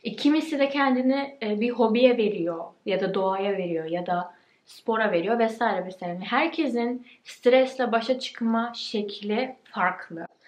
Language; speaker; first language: Turkish; early bilingual, heritage; Turkish